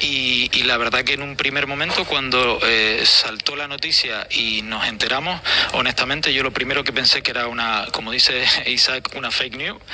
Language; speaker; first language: Spanish; native; Spanish